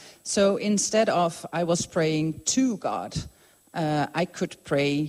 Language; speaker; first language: English; non-native, fluent; Dutch